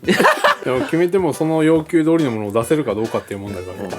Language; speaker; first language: Japanese; native; Japanese